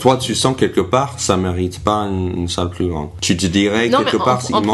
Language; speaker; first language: French; non-native, fluent; English